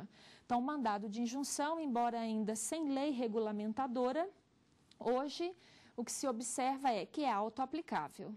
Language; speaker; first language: Portuguese; native; Portuguese